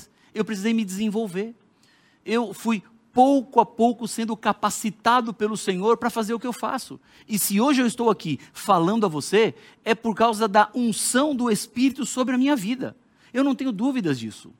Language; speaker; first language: Portuguese; native; Portuguese